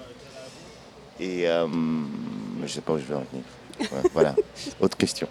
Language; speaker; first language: French; non-native, local second language; Kinyarwanda